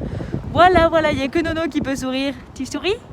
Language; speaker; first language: French; native; French